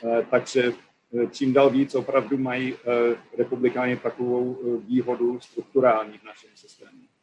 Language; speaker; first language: Czech; non-native, fluent; English